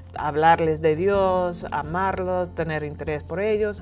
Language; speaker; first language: Spanish; non-native, fluent; English